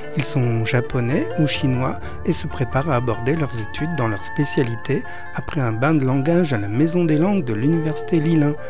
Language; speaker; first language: French; native; French